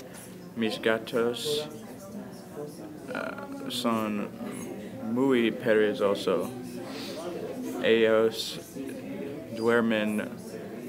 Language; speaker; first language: Spanish; non-native, learner; English